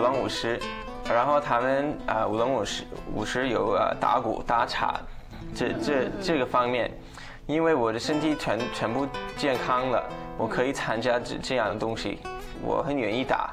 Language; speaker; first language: Chinese; non-native, fluent; English